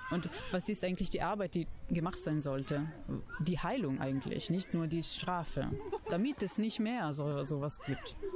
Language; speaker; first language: German; non-native, fluent; Italian